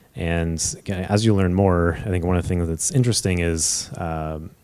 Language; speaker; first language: English; native; English